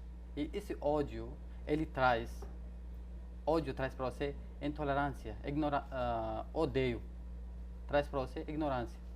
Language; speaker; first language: Portuguese; non-native, fluent; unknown